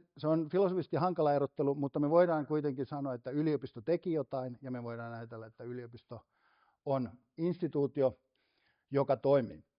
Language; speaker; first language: Finnish; native; Finnish